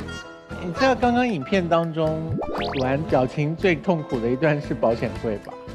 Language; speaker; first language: Chinese; native; Chinese